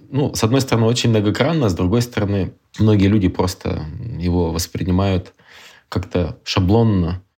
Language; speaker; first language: Russian; native; Russian